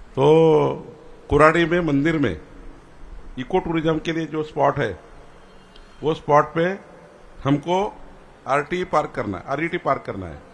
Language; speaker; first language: Hindi; non-native, local second language; Marathi